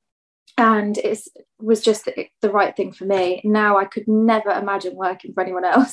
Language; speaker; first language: English; native; English